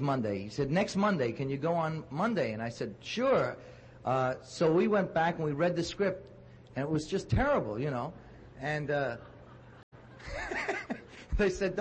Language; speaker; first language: English; native; English